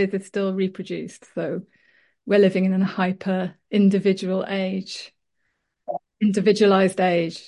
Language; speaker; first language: English; native; English